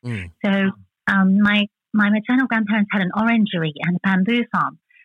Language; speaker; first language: English; early bilingual, other home language; Chinese